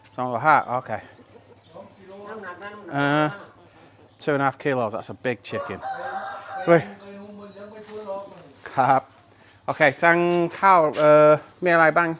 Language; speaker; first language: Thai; non-native, learner; English